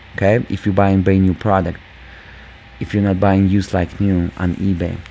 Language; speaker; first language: English; non-native, fluent; Russian